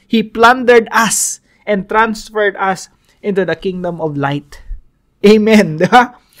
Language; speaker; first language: English; non-native, local second language; Filipino